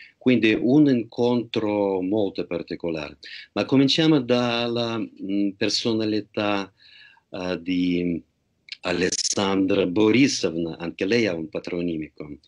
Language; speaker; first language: Italian; non-native, fluent; Russian